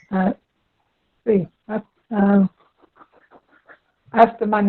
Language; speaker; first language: Spanish; non-native, learner; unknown